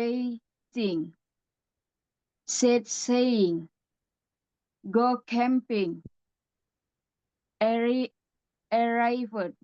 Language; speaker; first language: English; non-native, learner; Indonesian